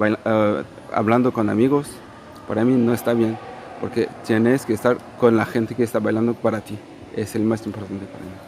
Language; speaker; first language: Spanish; non-native, fluent; Portuguese